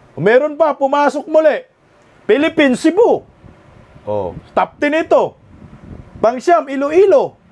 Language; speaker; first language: Filipino; non-native, local second language; Cebuano